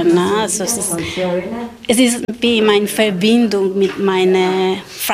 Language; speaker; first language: German; non-native, learner; Spanish